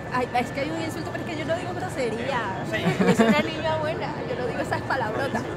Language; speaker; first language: Spanish; native; Spanish